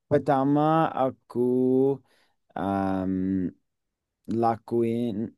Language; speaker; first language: Indonesian; non-native, learner; English